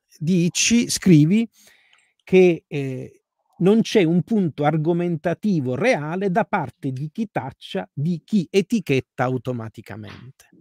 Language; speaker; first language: Italian; native; Italian